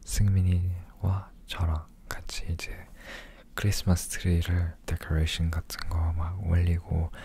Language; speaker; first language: Korean; early bilingual, other home language; English